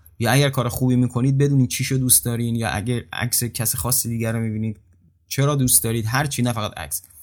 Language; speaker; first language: Persian; native; Persian